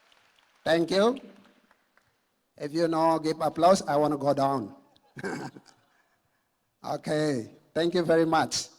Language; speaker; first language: English; non-native, learner; Indonesian